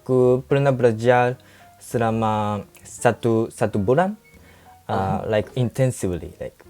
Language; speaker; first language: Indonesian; non-native, learner; Japanese